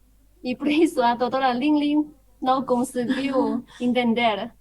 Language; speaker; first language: Portuguese; non-native, fluent; Chinese